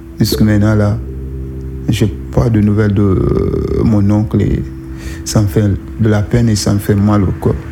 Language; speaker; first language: French; non-native, local second language; Susu